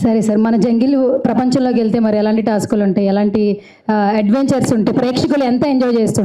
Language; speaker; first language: Telugu; native; Telugu